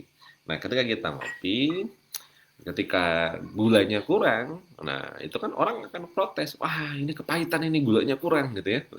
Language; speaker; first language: Indonesian; native; Indonesian